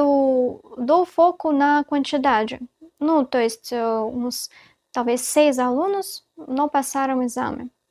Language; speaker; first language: Portuguese; non-native, fluent; Russian